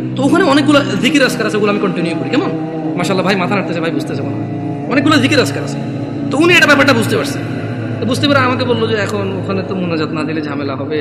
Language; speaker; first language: Bangla; early bilingual, heritage; Bangla